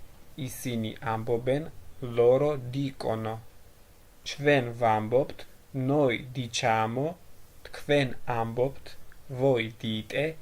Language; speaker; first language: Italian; non-native, fluent; Georgian